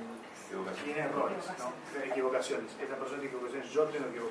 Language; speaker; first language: Spanish; native; Spanish